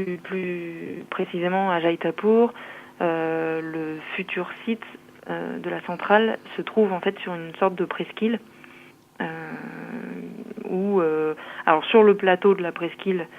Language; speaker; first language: French; native; French